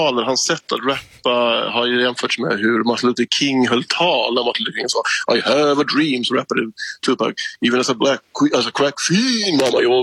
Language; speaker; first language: Swedish; native; Swedish